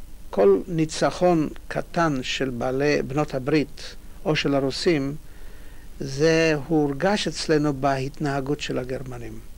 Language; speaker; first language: Hebrew; non-native, fluent; Polish